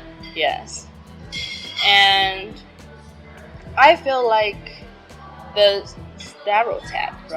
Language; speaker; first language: English; non-native, learner; Chinese